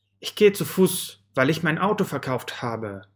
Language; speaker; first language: German; non-native, fluent; Russian